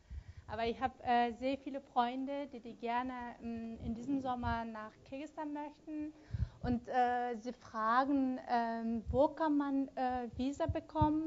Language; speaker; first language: German; non-native, fluent; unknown